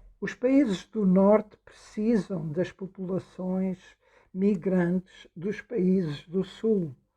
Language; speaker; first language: Portuguese; native; Portuguese